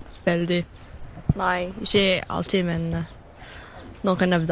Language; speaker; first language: Norwegian; non-native, learner; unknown